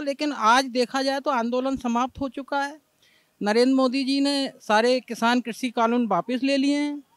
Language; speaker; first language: Hindi; native; Hindi